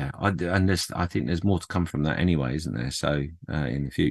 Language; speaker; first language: English; native; English